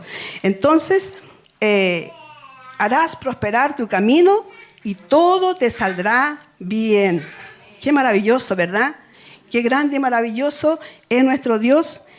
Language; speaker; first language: Spanish; native; Spanish